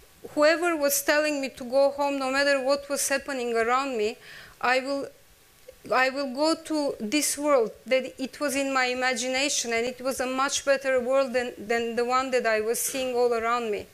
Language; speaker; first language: English; non-native, fluent; Turkish